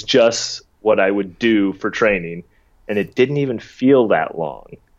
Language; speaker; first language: English; native; English